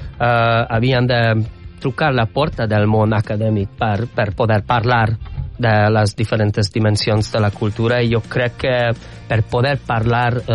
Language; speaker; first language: Catalan; non-native, fluent; Spanish